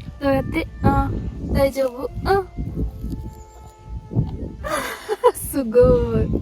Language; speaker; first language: Japanese; non-native, learner; Sinhala